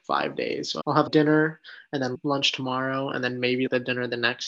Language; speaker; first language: English; native; English